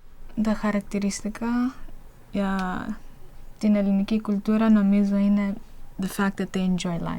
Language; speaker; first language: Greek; early bilingual, heritage; Greek